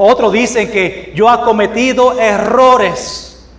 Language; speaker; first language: Spanish; non-native, fluent; English